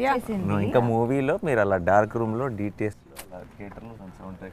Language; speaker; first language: Telugu; native; Telugu